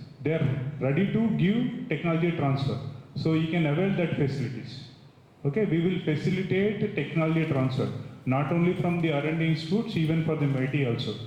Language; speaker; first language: English; non-native, local second language; Telugu